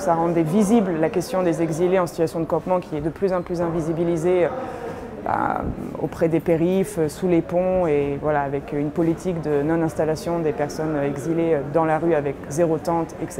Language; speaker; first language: French; native; French